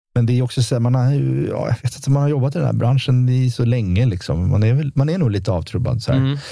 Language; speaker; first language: Swedish; native; Swedish